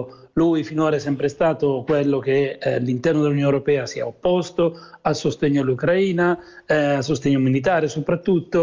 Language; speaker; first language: Italian; native; Italian